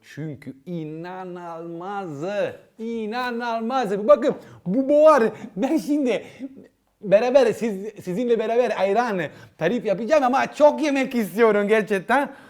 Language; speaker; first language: Turkish; non-native, learner; Italian